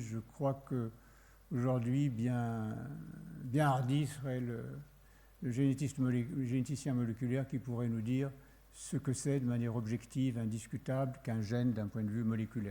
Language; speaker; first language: French; native; French